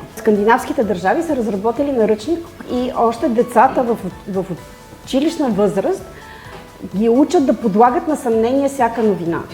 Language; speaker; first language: Bulgarian; native; Bulgarian